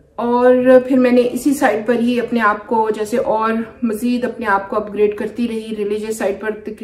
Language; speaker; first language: Urdu; native; Urdu